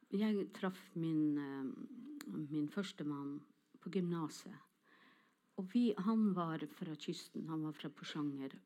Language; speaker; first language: Norwegian; non-native, local second language; Northern Sami